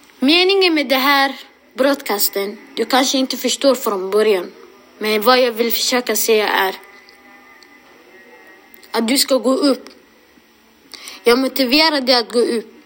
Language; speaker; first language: Swedish; non-native, local second language; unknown